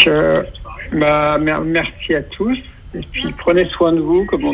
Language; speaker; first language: French; native; French